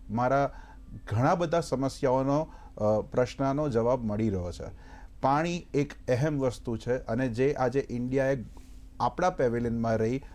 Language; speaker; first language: Gujarati; native; Gujarati